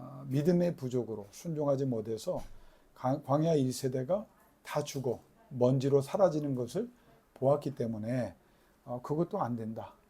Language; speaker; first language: Korean; native; Korean